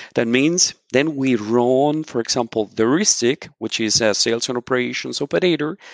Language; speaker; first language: English; non-native, fluent; Spanish